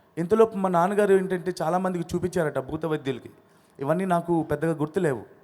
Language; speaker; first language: Telugu; non-native, local second language; Odia